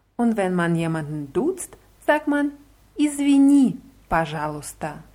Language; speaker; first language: German; non-native, fluent; Russian